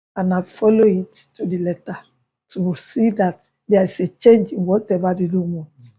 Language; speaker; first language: English; non-native, local second language; Yoruba